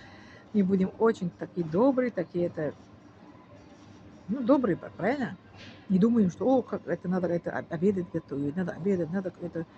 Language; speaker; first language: Russian; non-native, fluent; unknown